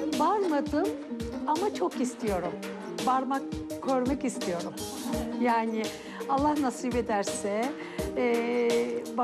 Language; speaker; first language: Turkish; early bilingual, other home language; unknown